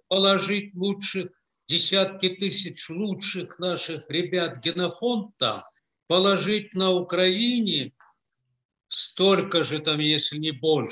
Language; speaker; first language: Russian; native; Russian